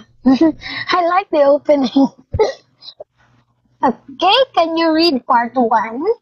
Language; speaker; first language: English; non-native, fluent; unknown